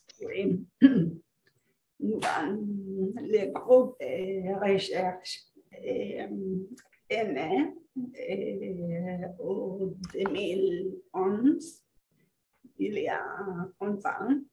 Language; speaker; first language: French; non-native, fluent; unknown